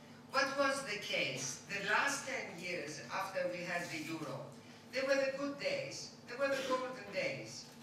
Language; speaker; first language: English; non-native, fluent; Greek